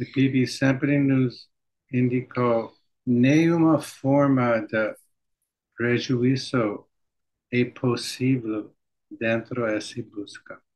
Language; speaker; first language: Portuguese; non-native, learner; English